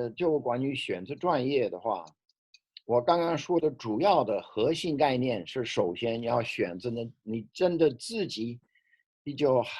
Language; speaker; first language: Chinese; non-native, fluent; English